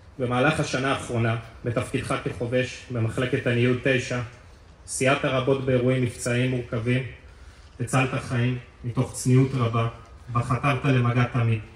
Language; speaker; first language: Hebrew; native; Hebrew